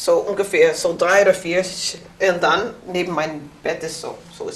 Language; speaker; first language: German; non-native, learner; English